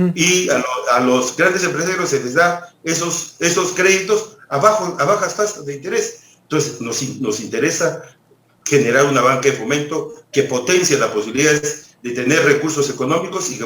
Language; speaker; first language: Spanish; native; Spanish